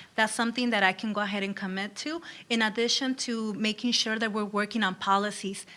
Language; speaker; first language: English; early bilingual, other home language; Spanish